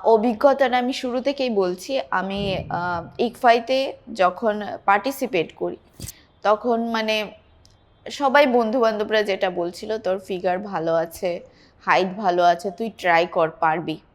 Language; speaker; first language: Bangla; native; Bangla